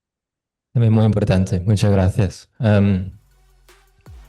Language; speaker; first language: Spanish; non-native, fluent; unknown